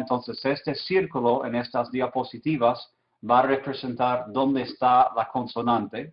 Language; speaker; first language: Spanish; non-native, fluent; English